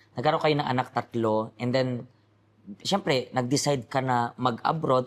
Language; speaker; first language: Filipino; native; Filipino